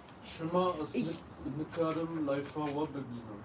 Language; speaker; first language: German; early bilingual, other home language; Kurdish